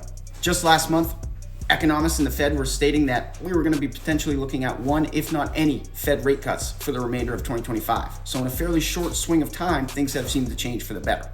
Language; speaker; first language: English; native; English